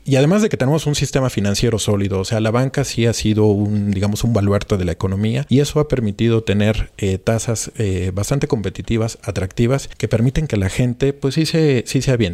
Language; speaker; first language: Spanish; native; Spanish